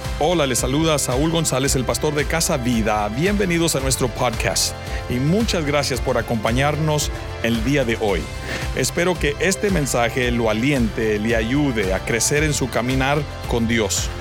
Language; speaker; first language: Spanish; early bilingual, heritage; Spanish